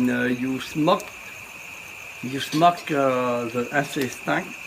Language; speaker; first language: English; non-native, learner; French